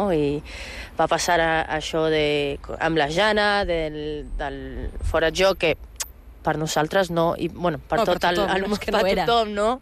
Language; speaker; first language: Catalan; non-native, fluent; Portuguese